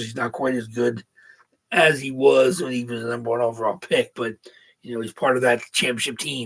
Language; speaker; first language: English; native; English